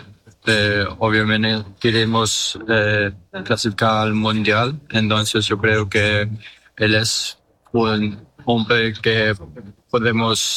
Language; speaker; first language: Spanish; non-native, fluent; English